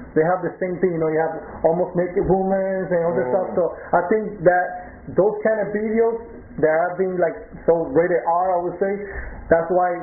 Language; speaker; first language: English; non-native, local second language; Spanish